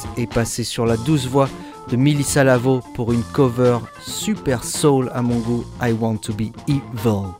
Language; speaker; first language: French; native; French